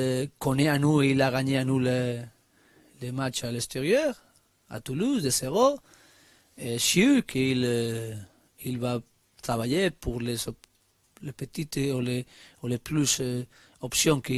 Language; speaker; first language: French; non-native, learner; Spanish